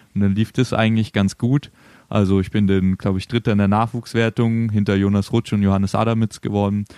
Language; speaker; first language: German; native; German